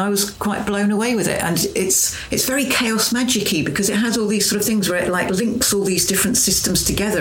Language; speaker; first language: English; native; English